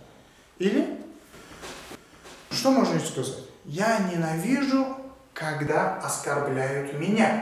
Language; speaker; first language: Russian; non-native, local second language; Uzbek